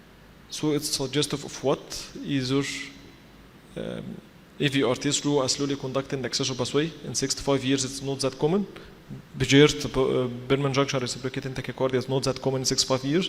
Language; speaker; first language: English; non-native, fluent; Arabic